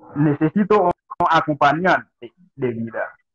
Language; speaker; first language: Spanish; non-native, learner; Haitian Creole